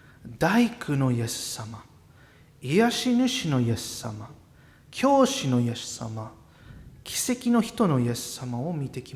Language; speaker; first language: Japanese; non-native, fluent; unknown